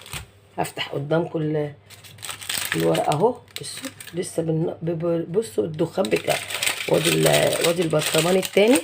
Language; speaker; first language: Arabic; native; Arabic